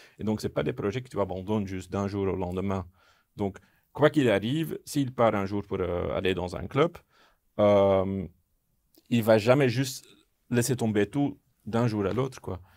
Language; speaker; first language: French; non-native, local second language; Dutch